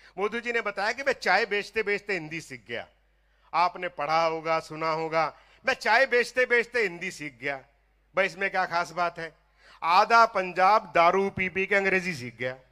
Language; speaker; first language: Hindi; non-native, local second language; Punjabi